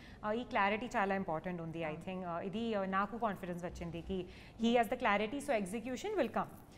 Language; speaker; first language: Telugu; non-native, learner; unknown